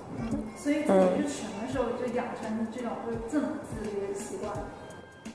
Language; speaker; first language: Chinese; native; Chinese